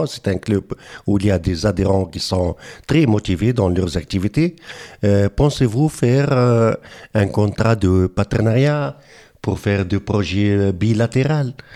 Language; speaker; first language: French; non-native, local second language; Arabic